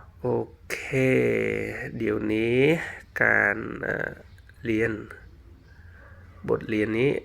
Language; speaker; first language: Thai; non-native, fluent; Khmer